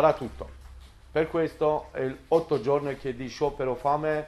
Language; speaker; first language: Italian; non-native, learner; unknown